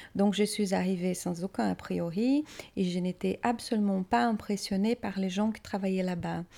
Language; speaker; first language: French; non-native, fluent; Portuguese